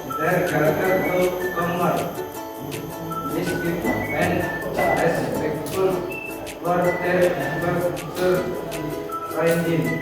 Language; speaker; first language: English; non-native, learner; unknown